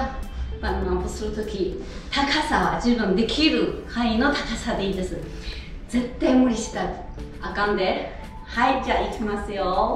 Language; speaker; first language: Japanese; non-native, fluent; Chinese